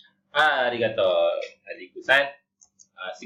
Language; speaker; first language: Japanese; non-native, learner; Malay